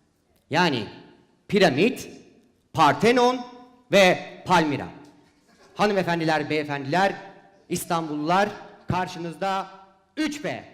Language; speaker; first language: Turkish; native; Turkish